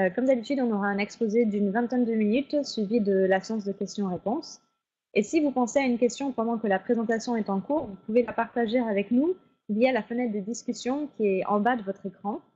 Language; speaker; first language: French; native; French